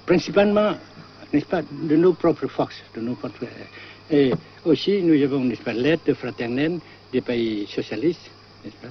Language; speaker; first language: French; non-native, fluent; Vietnamese